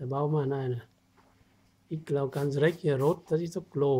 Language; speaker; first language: German; non-native, learner; Vietnamese